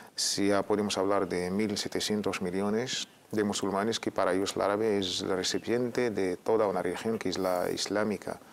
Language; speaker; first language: Spanish; native; Spanish